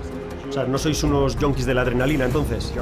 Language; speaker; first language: Spanish; native; Spanish